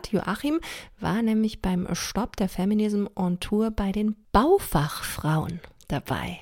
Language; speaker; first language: German; native; German